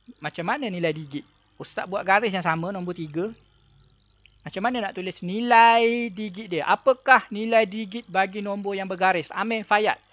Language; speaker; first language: Malay; native; Malay